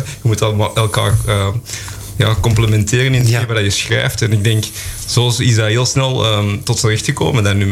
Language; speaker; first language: Dutch; native; Dutch